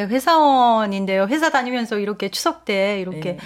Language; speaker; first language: Korean; non-native, fluent; Japanese